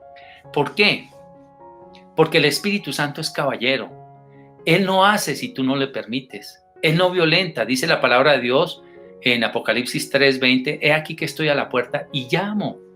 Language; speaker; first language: Spanish; native; Spanish